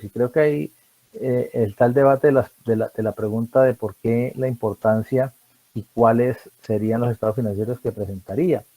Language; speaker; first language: Spanish; native; Spanish